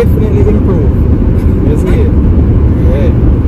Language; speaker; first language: English; native; English